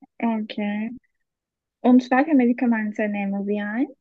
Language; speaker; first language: German; non-native, learner; Turkish